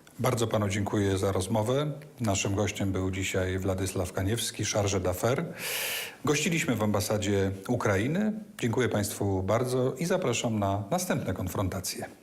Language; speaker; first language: Polish; native; Polish